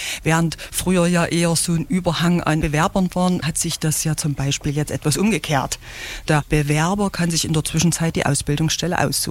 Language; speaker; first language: German; native; German